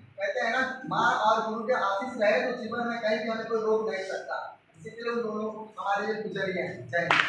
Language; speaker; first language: Hindi; non-native, local second language; Bangla